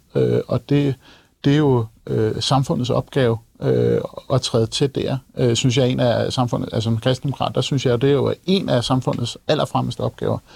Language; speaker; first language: Danish; native; Danish